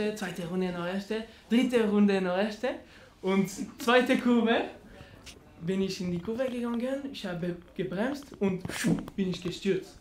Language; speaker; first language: German; non-native, learner; French